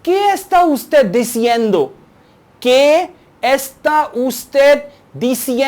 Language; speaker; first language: Spanish; non-native, learner; Urdu